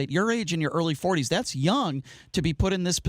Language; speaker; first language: English; native; English